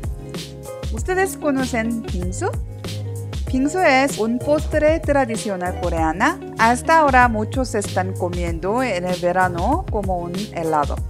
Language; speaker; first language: Spanish; non-native, learner; Korean